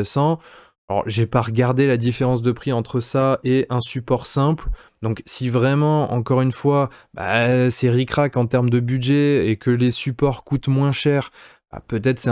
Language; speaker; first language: French; native; French